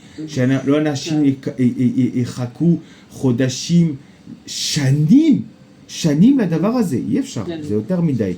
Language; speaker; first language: Hebrew; non-native, fluent; French